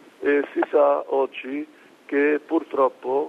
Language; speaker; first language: Italian; non-native, fluent; Arabic